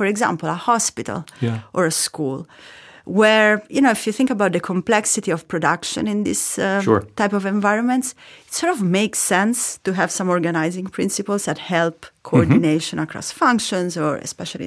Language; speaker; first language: English; non-native, fluent; Italian